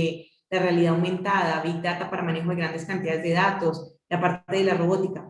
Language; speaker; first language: Spanish; native; Spanish